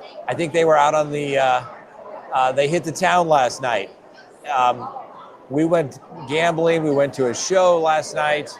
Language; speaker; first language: English; native; English